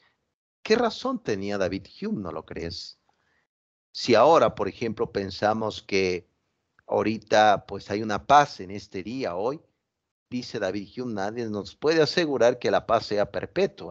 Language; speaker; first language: Spanish; native; Spanish